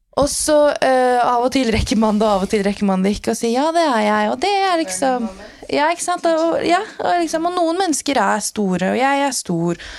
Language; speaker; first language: Norwegian; native; Norwegian